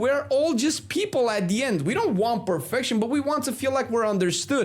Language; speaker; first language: English; native; English